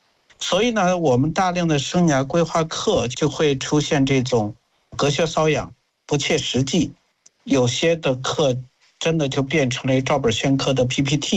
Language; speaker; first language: Chinese; native; Chinese